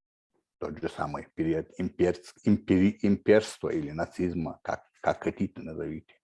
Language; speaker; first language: Russian; non-native, local second language; Chechen